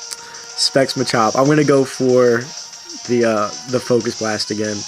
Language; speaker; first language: English; native; English